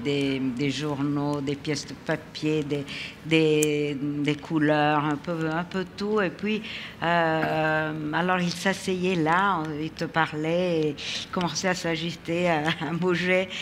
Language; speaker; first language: French; non-native, fluent; Italian